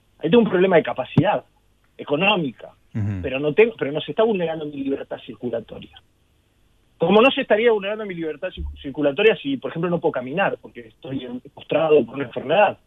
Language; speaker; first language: Spanish; native; Spanish